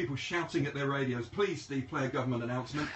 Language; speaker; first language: English; native; English